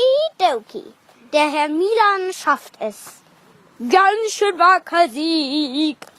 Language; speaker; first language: German; native; German